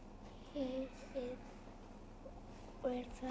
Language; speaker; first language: English; non-native, learner; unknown